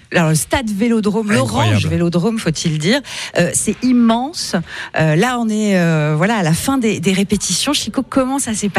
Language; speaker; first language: French; native; French